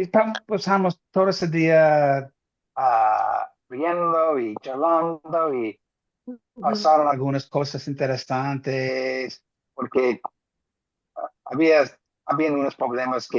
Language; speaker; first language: Spanish; non-native, fluent; English